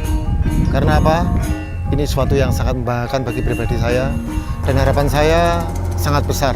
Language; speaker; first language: Indonesian; native; Indonesian